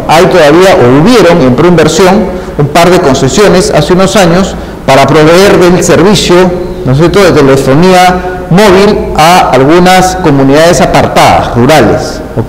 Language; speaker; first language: Spanish; native; Spanish